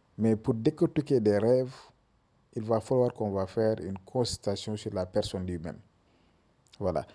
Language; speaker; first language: French; non-native, local second language; Wolof